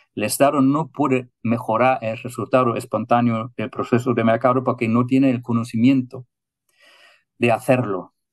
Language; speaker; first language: Spanish; non-native, fluent; German